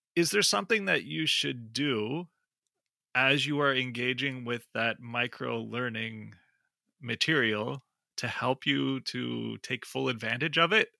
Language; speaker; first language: English; native; English